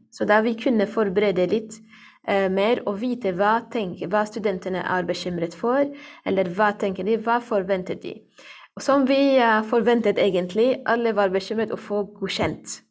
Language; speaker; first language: Norwegian; non-native, learner; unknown